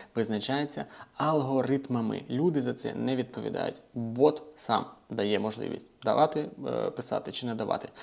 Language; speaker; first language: Ukrainian; non-native, local second language; Russian